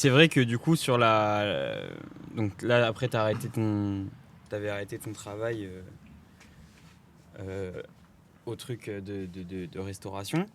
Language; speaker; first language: French; native; French